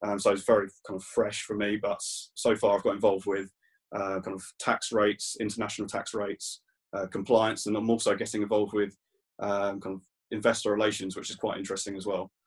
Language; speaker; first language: English; native; English